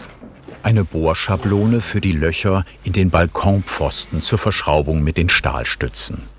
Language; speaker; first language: German; native; German